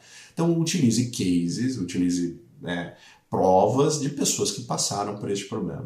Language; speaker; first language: Portuguese; native; Portuguese